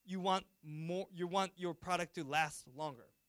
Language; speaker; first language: English; non-native, fluent; Japanese